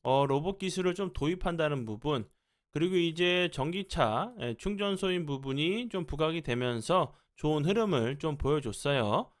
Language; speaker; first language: Korean; native; Korean